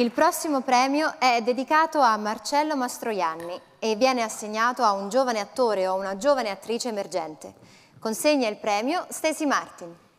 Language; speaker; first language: Italian; native; Italian